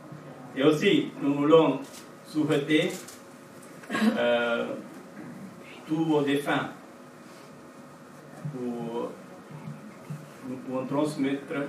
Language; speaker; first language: French; non-native, fluent; Sinhala